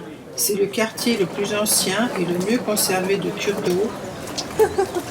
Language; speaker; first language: French; native; French